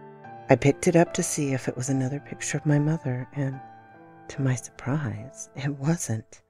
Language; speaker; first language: English; native; English